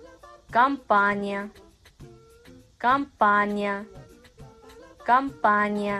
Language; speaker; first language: Russian; non-native, fluent; Kazakh